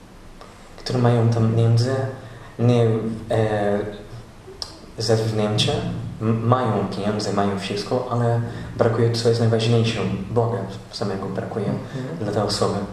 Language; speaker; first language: Polish; non-native, learner; Portuguese